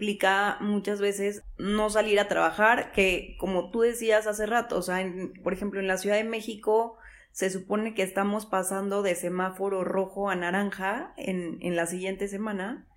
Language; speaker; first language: Spanish; native; Spanish